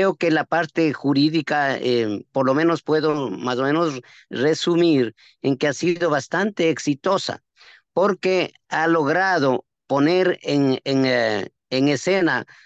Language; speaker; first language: Spanish; native; Spanish